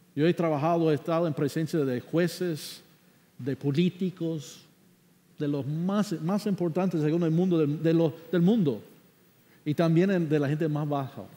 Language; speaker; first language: Spanish; non-native, fluent; English